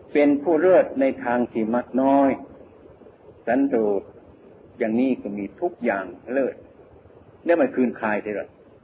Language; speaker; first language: Thai; non-native, local second language; Northeastern Thai